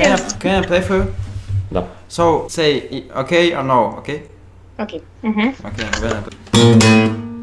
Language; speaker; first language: English; non-native, learner; Russian